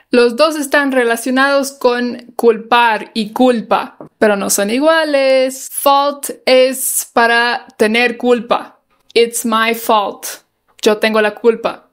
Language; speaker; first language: Spanish; non-native, fluent; English